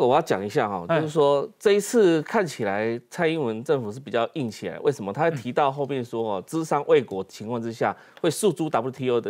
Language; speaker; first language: Chinese; native; Chinese